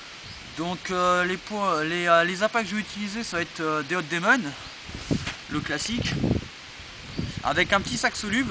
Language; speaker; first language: French; native; French